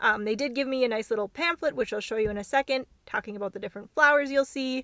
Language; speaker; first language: English; native; English